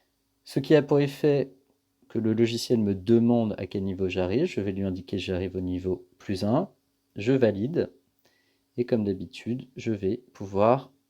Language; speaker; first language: French; native; French